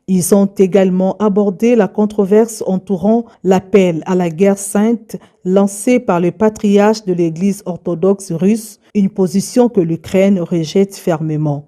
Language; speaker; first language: French; native; French